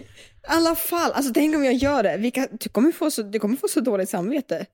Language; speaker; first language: Swedish; native; Swedish